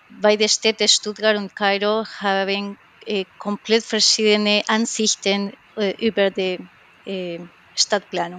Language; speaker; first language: German; non-native, learner; Spanish